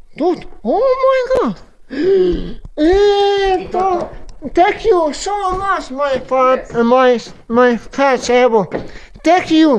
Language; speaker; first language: English; non-native, learner; Croatian